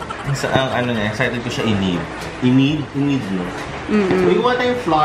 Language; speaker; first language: Filipino; native; Filipino